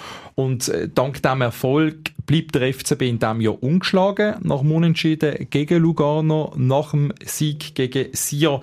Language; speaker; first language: German; native; German